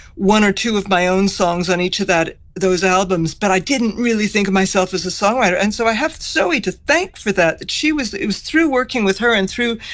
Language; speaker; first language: English; native; English